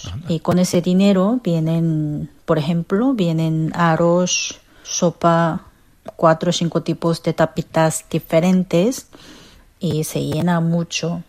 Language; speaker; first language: Spanish; non-native, fluent; Korean